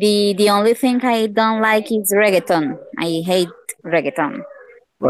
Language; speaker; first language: English; non-native, learner; Spanish